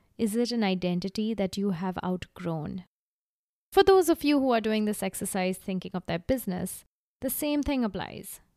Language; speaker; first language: English; non-native, local second language; Gujarati